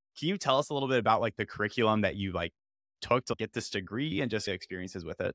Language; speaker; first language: English; native; English